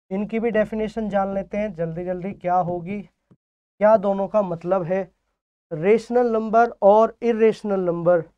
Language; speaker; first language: Hindi; native; Hindi